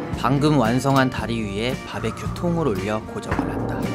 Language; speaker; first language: Korean; native; Korean